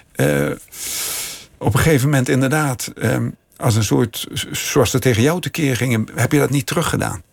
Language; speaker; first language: Dutch; native; Dutch